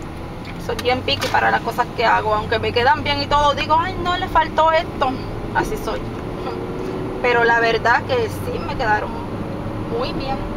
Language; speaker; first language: Spanish; native; Spanish